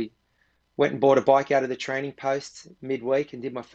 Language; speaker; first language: English; native; English